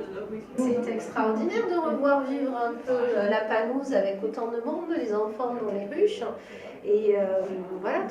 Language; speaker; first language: French; native; French